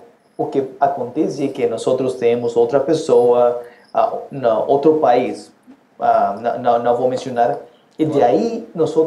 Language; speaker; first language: Portuguese; non-native, fluent; Spanish